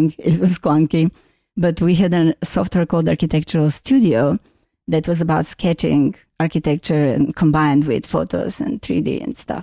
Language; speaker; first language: English; non-native, fluent; Macedonian